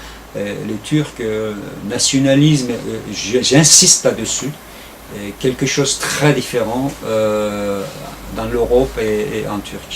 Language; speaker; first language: French; non-native, fluent; Turkish